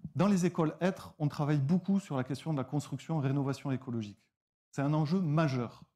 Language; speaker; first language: French; native; French